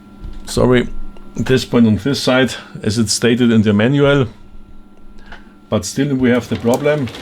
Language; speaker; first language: English; non-native, fluent; German